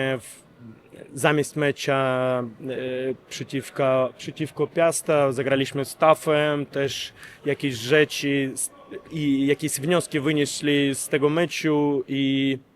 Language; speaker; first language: Polish; non-native, learner; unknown